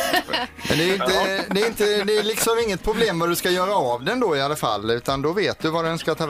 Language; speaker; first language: Swedish; native; Swedish